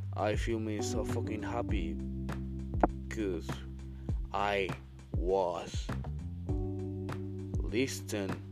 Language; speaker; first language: English; non-native, learner; Spanish